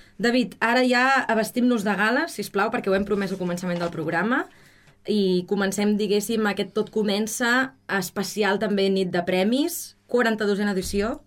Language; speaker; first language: Catalan; native; Catalan